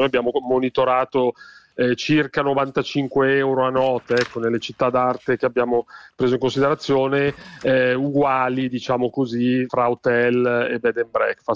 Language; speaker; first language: Italian; native; Italian